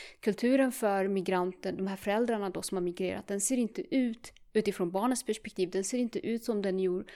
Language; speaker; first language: Swedish; early bilingual, other home language; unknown